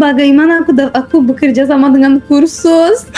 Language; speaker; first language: Indonesian; non-native, fluent; Turkish